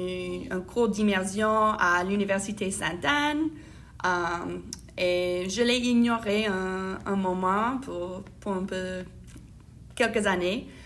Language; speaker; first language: French; non-native, fluent; English